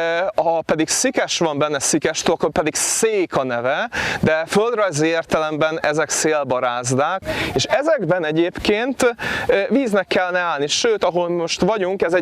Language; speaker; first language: Hungarian; native; Hungarian